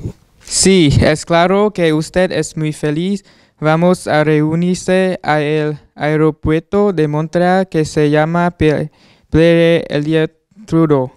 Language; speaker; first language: Spanish; non-native, learner; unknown